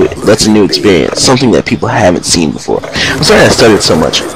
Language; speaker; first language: English; native; English